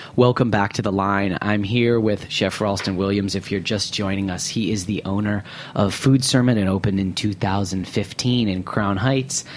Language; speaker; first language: English; native; English